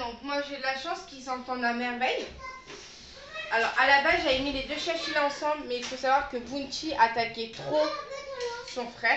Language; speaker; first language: French; native; French